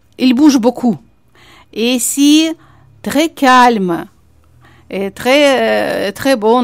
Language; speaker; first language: French; non-native, fluent; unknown